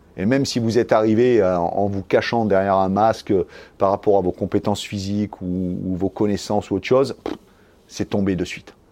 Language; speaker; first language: French; native; French